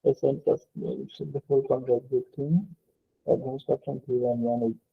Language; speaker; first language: English; non-native, local second language; Bangla